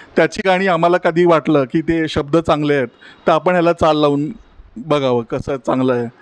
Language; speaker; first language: Marathi; native; Marathi